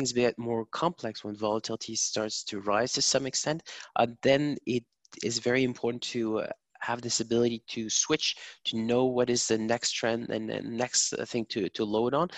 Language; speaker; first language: English; non-native, fluent; German